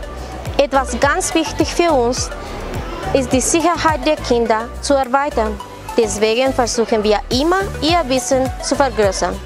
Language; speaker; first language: German; non-native, fluent; Spanish